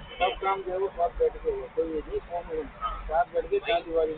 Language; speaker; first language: Hindi; native; Hindi